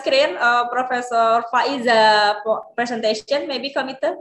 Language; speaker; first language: English; non-native, learner; Indonesian